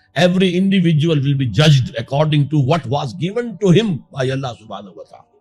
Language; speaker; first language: English; non-native, local second language; Urdu